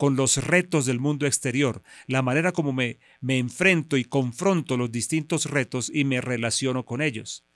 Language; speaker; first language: Spanish; native; Spanish